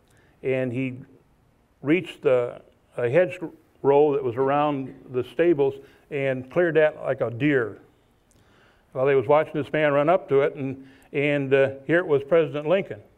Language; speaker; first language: English; native; English